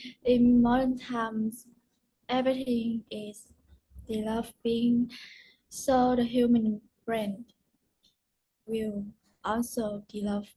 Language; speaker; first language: English; non-native, learner; Vietnamese